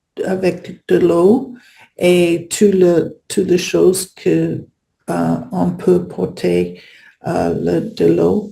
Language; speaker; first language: French; non-native, learner; English